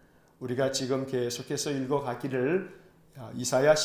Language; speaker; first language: Korean; native; Korean